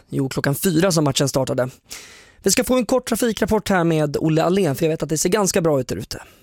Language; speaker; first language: Swedish; native; Swedish